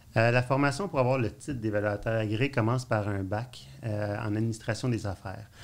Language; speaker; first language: French; native; French